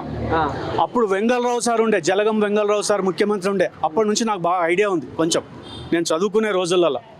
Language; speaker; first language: Telugu; native; Telugu